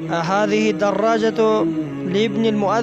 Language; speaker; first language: Arabic; non-native, fluent; Persian